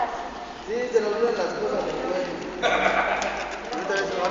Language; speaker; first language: Spanish; native; Spanish